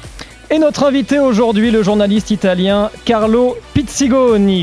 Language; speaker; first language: French; native; French